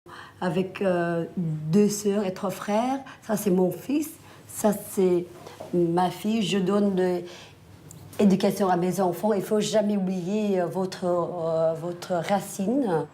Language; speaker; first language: French; early bilingual, other home language; Vietnamese